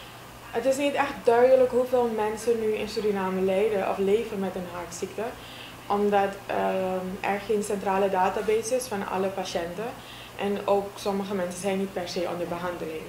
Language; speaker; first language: Dutch; native; Dutch